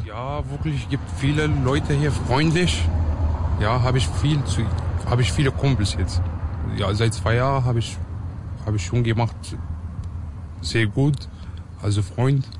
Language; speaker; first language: German; non-native, learner; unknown